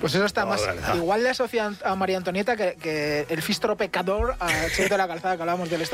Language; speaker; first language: Spanish; native; Spanish